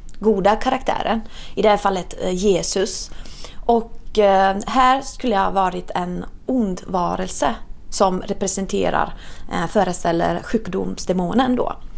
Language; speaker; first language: Swedish; non-native, fluent; Italian